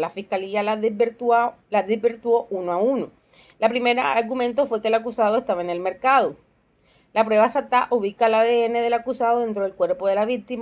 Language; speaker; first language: Spanish; native; Spanish